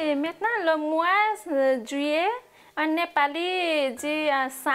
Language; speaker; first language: French; non-native, learner; Nepali